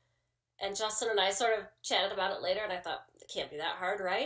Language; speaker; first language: English; native; English